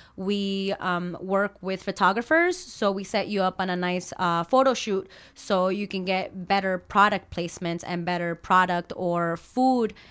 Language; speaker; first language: English; early bilingual, other home language; Spanish